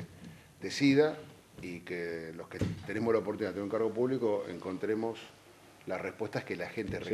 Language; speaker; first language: Spanish; native; Spanish